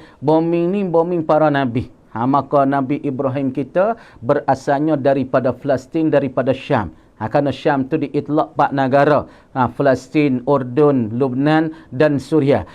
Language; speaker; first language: Malay; native; Malay